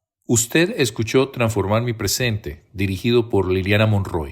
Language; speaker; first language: Spanish; native; Spanish